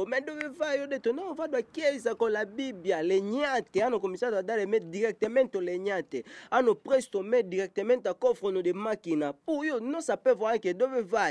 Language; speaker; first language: Italian; non-native, learner; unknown